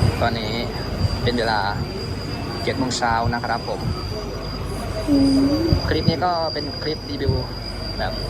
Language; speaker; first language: Thai; native; Thai